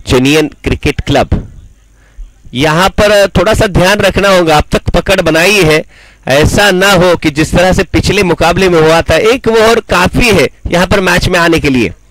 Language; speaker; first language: Hindi; non-native, local second language; Marathi